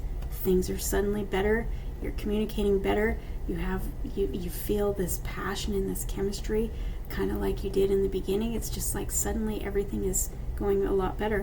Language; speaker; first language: English; native; English